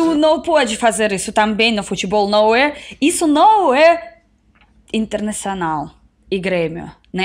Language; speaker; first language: Portuguese; non-native, learner; Russian